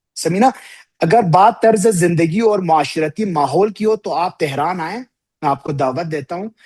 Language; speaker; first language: Urdu; non-native, local second language; Balti